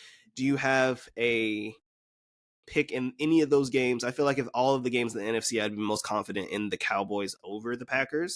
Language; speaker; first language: English; native; English